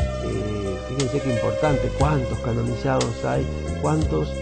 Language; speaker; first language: Spanish; native; Spanish